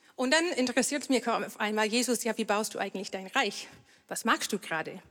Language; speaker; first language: German; non-native, fluent; English